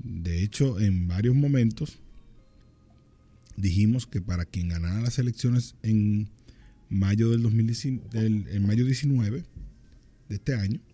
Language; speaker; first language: Spanish; native; Spanish